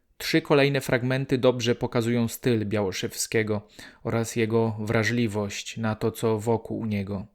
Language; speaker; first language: Polish; native; Polish